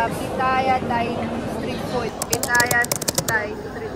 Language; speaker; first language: English; non-native, local second language; Filipino